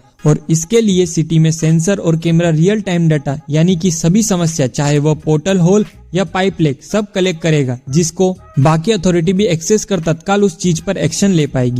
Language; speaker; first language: Hindi; native; Hindi